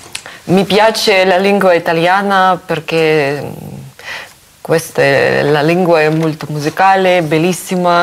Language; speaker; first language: Italian; non-native, learner; Russian